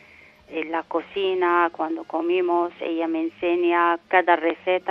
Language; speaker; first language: Spanish; non-native, learner; Arabic